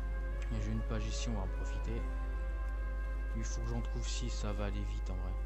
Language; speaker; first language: French; native; French